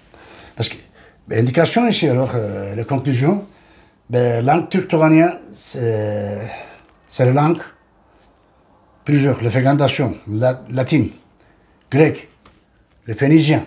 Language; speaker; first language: French; non-native, learner; Turkish